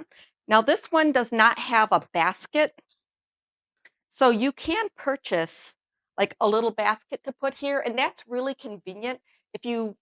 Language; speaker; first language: English; native; English